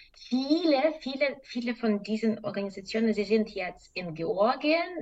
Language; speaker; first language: German; non-native, fluent; Russian